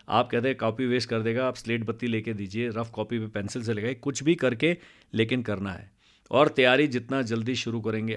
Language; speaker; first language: Hindi; non-native, local second language; Punjabi